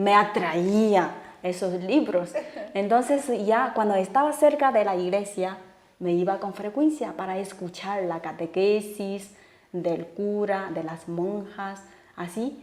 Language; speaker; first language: Spanish; non-native, fluent; Chinese